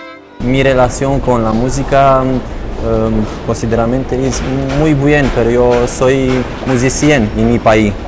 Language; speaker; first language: Spanish; non-native, learner; Romanian